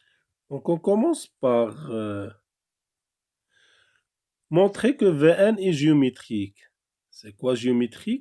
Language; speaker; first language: French; non-native, local second language; Arabic